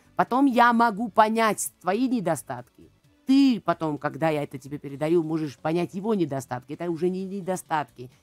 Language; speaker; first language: Russian; non-native, fluent; Georgian